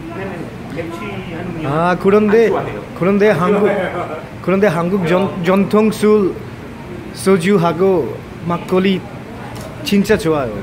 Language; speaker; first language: Korean; non-native, learner; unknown